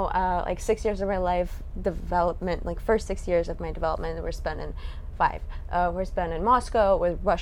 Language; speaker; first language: English; non-native, fluent; Russian